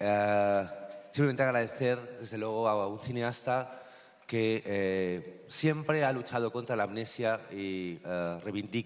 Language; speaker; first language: Spanish; native; Spanish